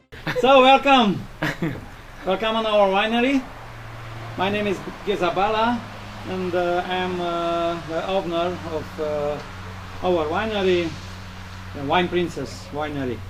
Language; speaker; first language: English; non-native, learner; Romanian